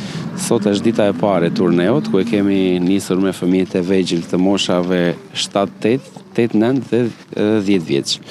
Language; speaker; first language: Albanian; native; Albanian